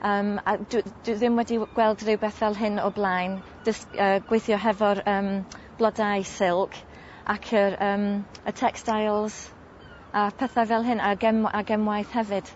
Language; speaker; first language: Welsh; non-native, local second language; English